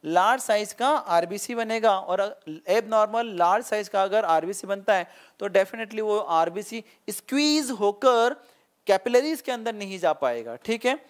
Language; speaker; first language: Hindi; non-native, local second language; Marathi